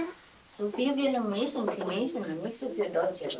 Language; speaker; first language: German; non-native, learner; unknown